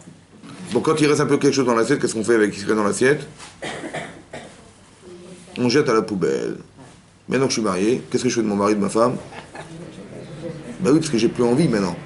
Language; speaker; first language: French; native; French